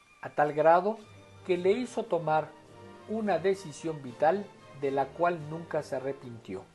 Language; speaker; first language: Spanish; native; Spanish